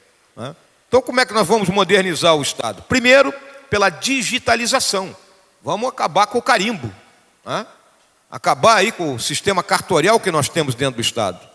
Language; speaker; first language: Portuguese; native; Portuguese